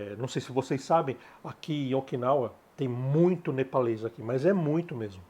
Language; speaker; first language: Portuguese; native; Portuguese